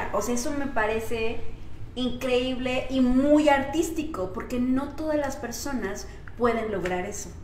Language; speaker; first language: Spanish; native; Spanish